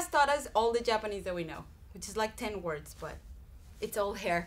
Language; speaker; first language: English; non-native, fluent; Spanish